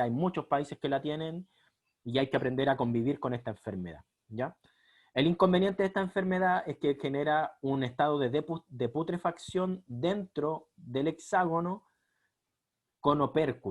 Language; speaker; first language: Spanish; native; Spanish